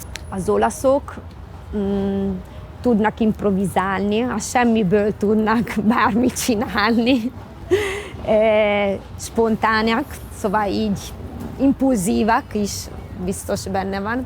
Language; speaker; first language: Hungarian; non-native, fluent; Italian